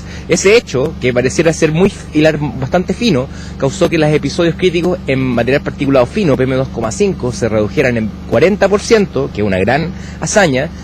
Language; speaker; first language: Spanish; native; Spanish